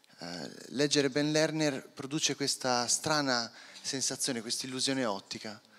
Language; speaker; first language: Italian; native; Italian